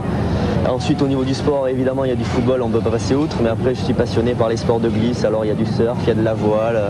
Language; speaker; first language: French; native; French